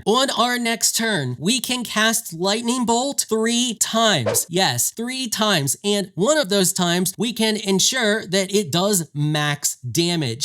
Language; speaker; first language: English; native; English